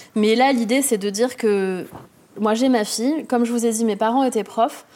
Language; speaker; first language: French; native; French